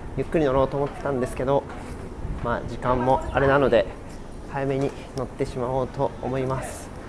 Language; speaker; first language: Japanese; native; Japanese